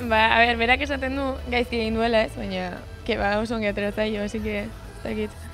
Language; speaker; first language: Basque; non-native, local second language; Spanish